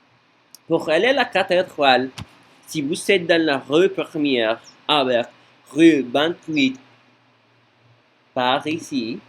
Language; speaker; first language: French; non-native, learner; Spanish